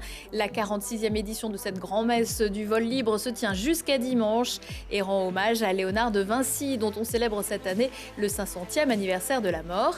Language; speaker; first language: French; native; French